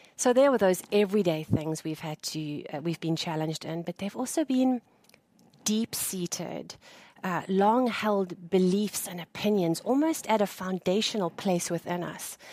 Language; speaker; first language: English; native; English